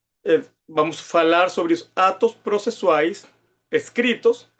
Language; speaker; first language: Portuguese; non-native, fluent; Spanish